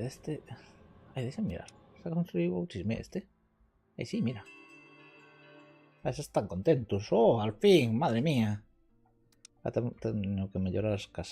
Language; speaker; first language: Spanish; non-native, local second language; Galician